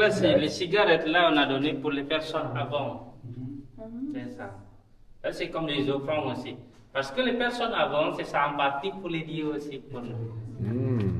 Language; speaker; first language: French; non-native, learner; Balinese